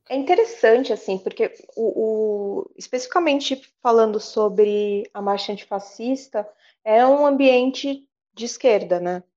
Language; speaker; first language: Portuguese; native; Portuguese